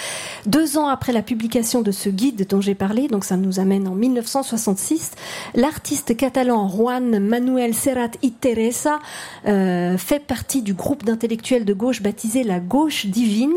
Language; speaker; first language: French; native; French